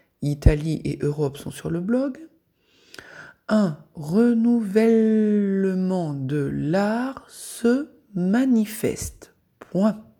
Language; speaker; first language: French; native; French